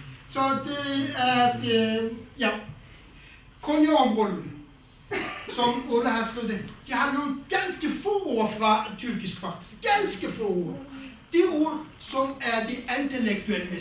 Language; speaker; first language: Danish; non-native, fluent; Kurdish